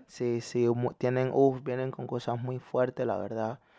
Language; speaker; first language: Spanish; early bilingual, heritage; Spanish